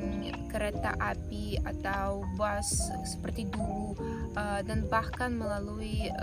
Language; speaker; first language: Indonesian; non-native, fluent; Russian